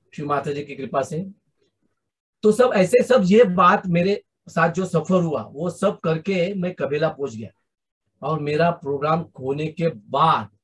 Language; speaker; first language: Hindi; non-native, local second language; Marathi